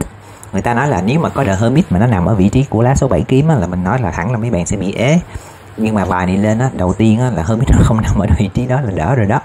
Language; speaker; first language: Vietnamese; native; Vietnamese